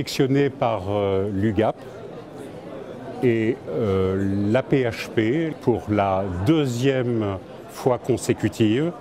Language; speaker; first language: French; native; French